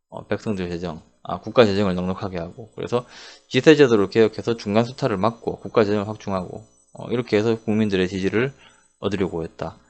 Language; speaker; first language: Korean; native; Korean